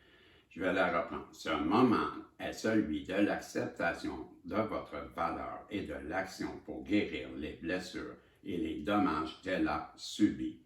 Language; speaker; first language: French; native; French